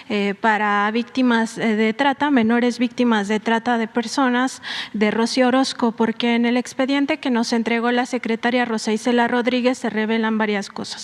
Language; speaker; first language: Spanish; native; Spanish